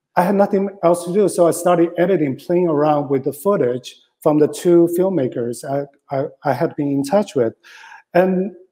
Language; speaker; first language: English; non-native, fluent; Chinese